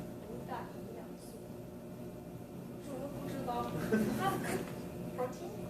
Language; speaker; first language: Chinese; non-native, learner; English